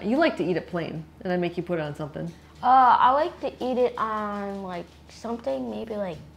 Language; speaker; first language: English; native; English